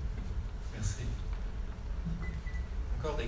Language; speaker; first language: French; non-native, fluent; Dutch